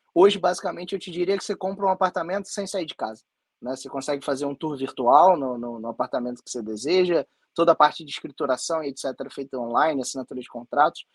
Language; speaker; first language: Portuguese; native; Portuguese